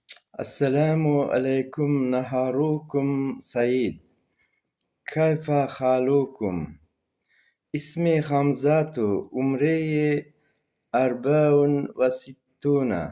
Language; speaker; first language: Arabic; non-native, learner; Uzbek